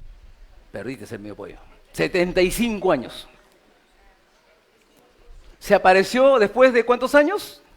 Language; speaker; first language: Spanish; native; Spanish